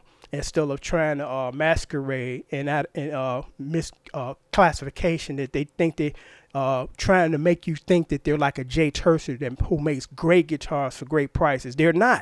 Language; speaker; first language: English; native; English